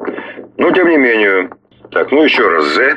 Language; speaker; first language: Russian; native; Russian